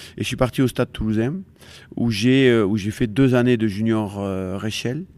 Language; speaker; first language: French; native; French